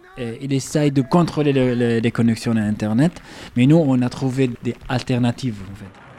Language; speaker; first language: French; non-native, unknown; Arabic